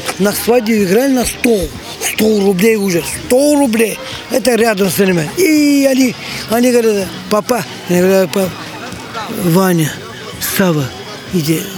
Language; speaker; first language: Russian; non-native, local second language; Albanian